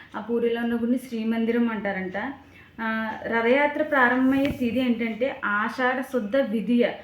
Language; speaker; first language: Telugu; native; Telugu